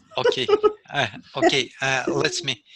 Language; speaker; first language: English; non-native, learner; Russian